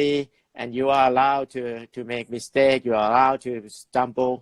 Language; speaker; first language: English; non-native, fluent; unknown